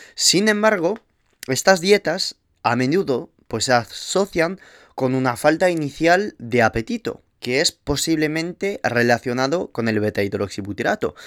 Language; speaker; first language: Spanish; early bilingual, heritage; Spanish